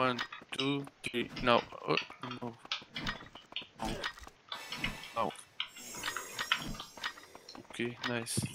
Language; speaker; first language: English; non-native, learner; Turkish